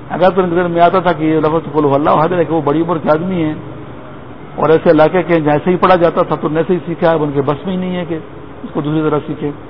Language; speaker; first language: Urdu; non-native, local second language; Pashto